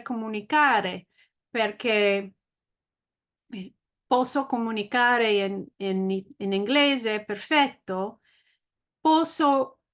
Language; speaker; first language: Italian; non-native, learner; English